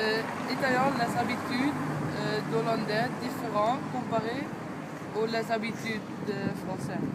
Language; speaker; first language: French; non-native, learner; Dutch